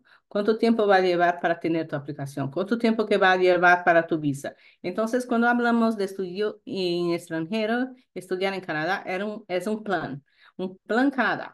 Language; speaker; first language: Spanish; non-native, fluent; Portuguese